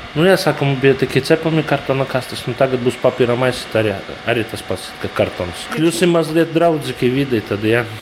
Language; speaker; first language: Latvian; non-native, local second language; Russian